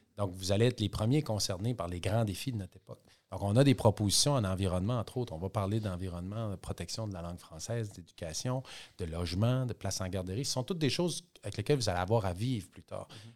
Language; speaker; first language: French; native; French